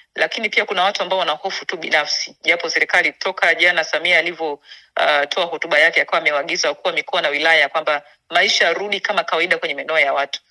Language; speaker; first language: Swahili; native; Swahili